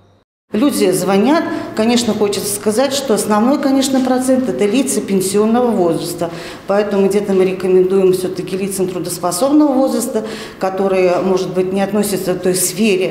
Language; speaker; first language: Russian; native; Russian